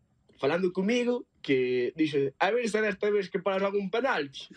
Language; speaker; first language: Spanish; non-native, learner; Portuguese